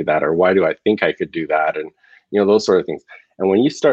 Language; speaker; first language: English; native; English